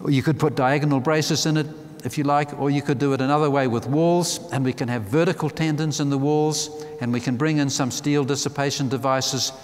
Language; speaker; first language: English; native; English